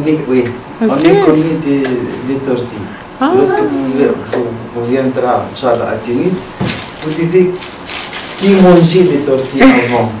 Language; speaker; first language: French; non-native, learner; Arabic